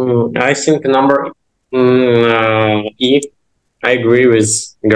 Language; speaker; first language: English; non-native, learner; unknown